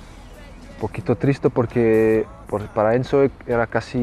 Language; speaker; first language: Spanish; non-native, fluent; French